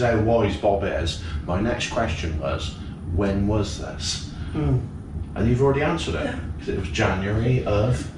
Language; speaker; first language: English; native; English